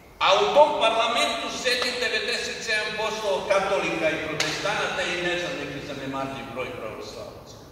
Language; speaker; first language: Serbian; non-native, fluent; Greek